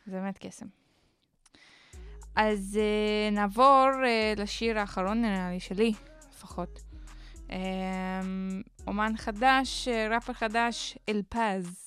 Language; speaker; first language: Hebrew; non-native, local second language; Arabic